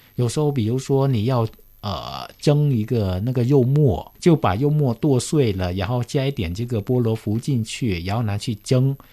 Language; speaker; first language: Chinese; early bilingual, heritage; Chinese